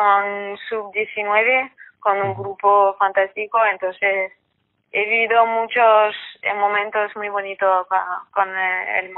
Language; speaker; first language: Spanish; non-native, fluent; French